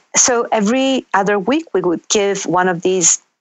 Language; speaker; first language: English; non-native, fluent; Italian